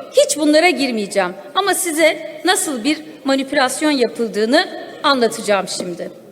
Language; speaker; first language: Turkish; non-native, local second language; Kurdish